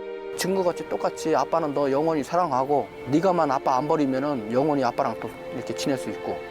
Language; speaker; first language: Korean; native; Korean